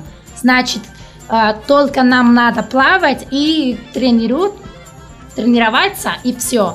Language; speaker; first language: Russian; non-native, learner; Italian